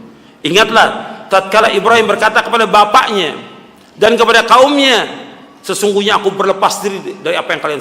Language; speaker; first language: Indonesian; native; Indonesian